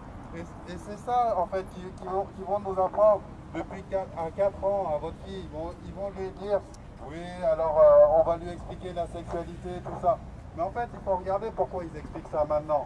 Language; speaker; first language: French; native; French